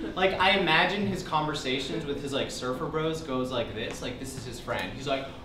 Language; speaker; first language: English; native; English